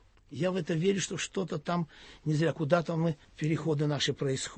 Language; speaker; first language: Russian; native; Russian